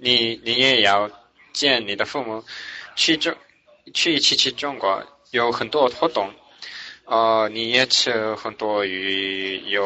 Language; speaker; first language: Chinese; non-native, learner; English